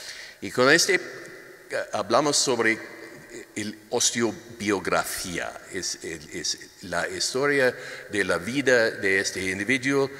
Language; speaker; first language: Spanish; non-native, learner; English